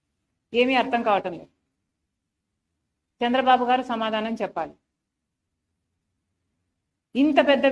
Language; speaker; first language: Telugu; native; Telugu